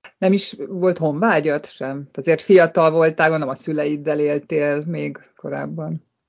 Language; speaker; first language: Hungarian; native; Hungarian